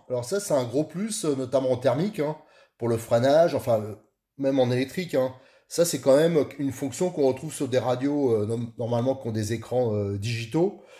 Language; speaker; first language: French; native; French